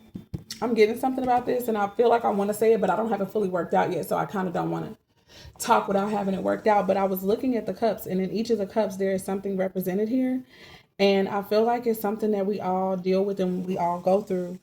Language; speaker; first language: English; native; English